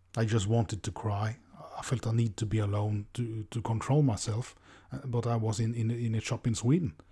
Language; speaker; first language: English; non-native, fluent; Norwegian